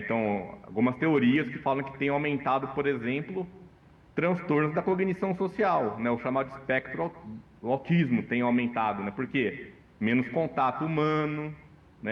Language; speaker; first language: Portuguese; native; Portuguese